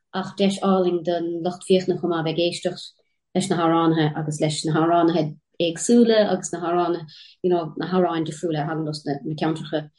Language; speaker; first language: Irish; native; Irish